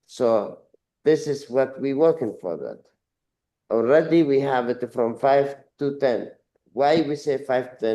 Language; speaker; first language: English; non-native, learner; Arabic